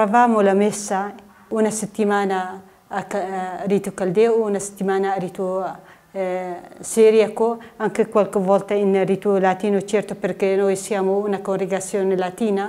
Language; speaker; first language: Italian; non-native, fluent; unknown